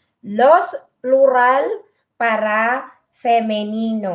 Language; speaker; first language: Spanish; non-native, learner; Filipino